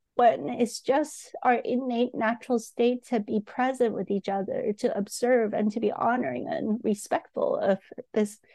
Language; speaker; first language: English; non-native, local second language; Cantonese